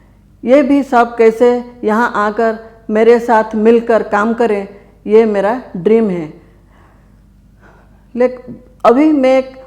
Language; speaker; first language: Hindi; non-native, local second language; Odia